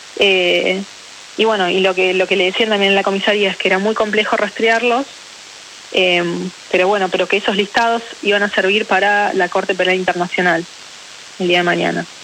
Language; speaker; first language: Spanish; early bilingual, other home language; Ukrainian